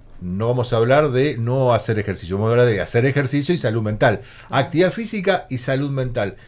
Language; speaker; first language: Spanish; native; Spanish